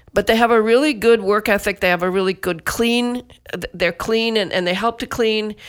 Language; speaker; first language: English; native; English